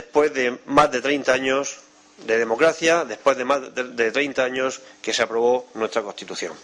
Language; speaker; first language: Spanish; native; Spanish